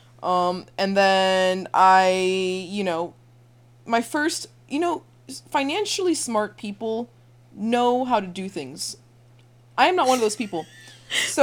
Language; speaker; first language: English; early bilingual, other home language; Spanish